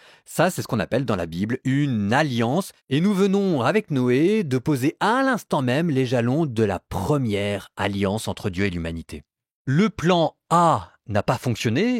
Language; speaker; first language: French; native; French